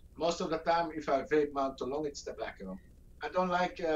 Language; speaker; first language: English; non-native, fluent; Dutch